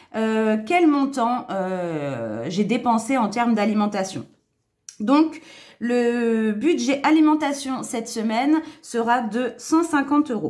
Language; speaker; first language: French; native; French